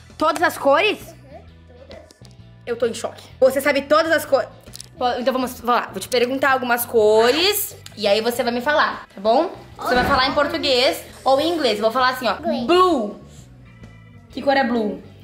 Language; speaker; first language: Portuguese; native; Portuguese